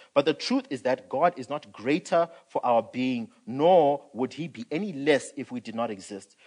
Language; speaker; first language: English; non-native, local second language; Shona